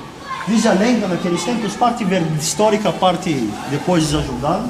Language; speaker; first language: Portuguese; native; Portuguese